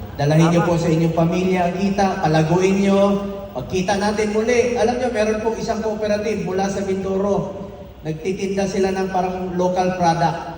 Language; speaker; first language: Filipino; non-native, local second language; Cebuano